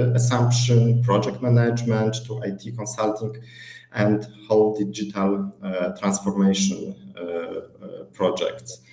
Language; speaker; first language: English; non-native, fluent; Polish